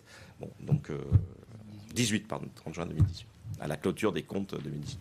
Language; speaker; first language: French; native; French